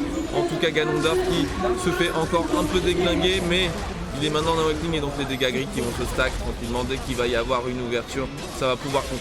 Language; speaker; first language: French; native; French